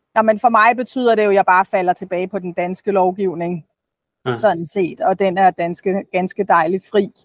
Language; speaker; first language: Danish; native; Danish